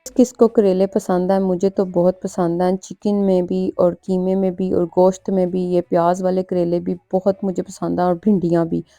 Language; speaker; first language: Urdu; non-native, local second language; Punjabi